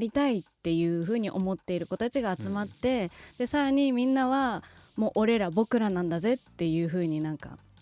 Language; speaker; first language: Japanese; native; Japanese